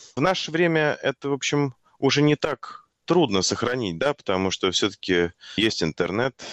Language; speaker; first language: Russian; native; Russian